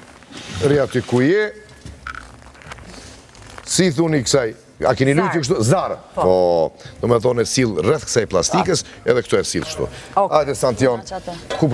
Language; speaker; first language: Albanian; native; Albanian